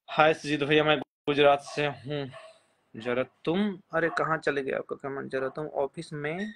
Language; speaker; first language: Hindi; native; Hindi